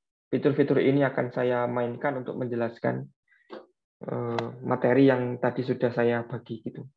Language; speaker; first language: Indonesian; native; Indonesian